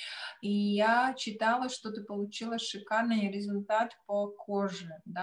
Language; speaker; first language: Russian; non-native, local second language; Latvian